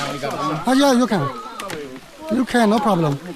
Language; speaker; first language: English; non-native, learner; Chinese